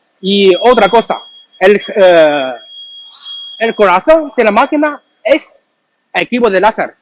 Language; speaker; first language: Spanish; non-native, learner; Chinese